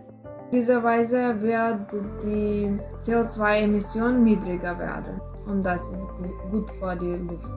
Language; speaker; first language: German; non-native, learner; Macedonian